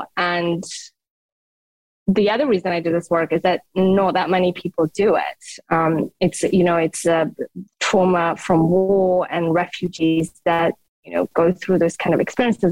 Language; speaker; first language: English; non-native, fluent; Persian